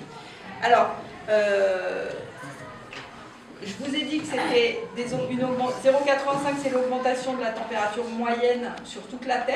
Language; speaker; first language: French; native; French